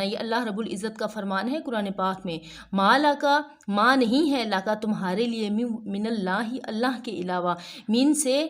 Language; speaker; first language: Urdu; native; Urdu